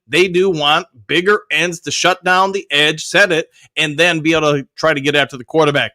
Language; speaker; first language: English; native; English